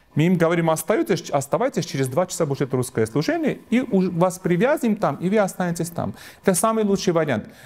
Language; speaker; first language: Russian; non-native, local second language; Armenian